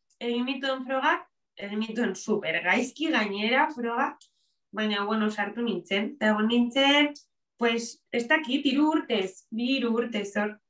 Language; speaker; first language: Basque; non-native, local second language; Spanish